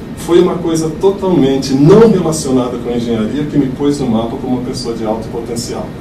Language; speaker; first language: Portuguese; native; Portuguese